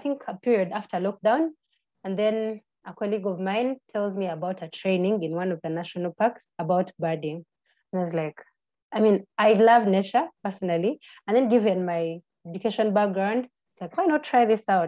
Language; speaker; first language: English; non-native, local second language; Ganda